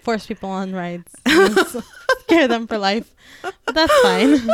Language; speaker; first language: English; early bilingual, other home language; Spanish